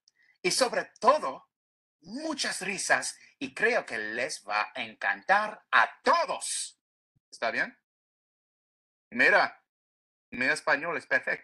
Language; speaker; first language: Spanish; non-native, learner; English